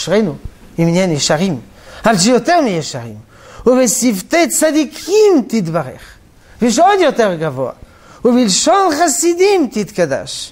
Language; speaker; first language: Hebrew; non-native, fluent; French